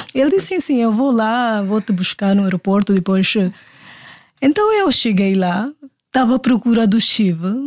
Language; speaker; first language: Portuguese; non-native, fluent; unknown